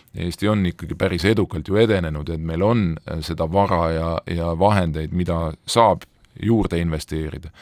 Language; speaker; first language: Estonian; native; Estonian